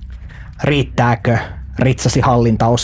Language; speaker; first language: Finnish; native; Finnish